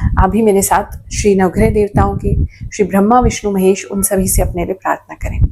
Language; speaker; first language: Hindi; native; Hindi